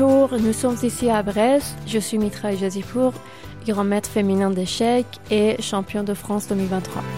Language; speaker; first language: French; non-native, fluent; Persian